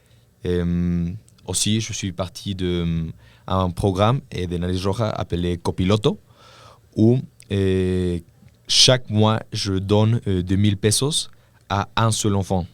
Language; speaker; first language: French; non-native, fluent; Spanish